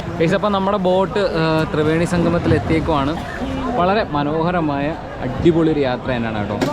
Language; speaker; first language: Malayalam; native; Malayalam